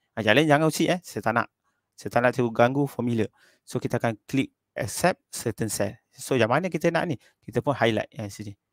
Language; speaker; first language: Malay; native; Malay